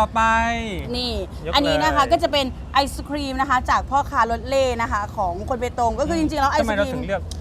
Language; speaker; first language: Thai; native; Thai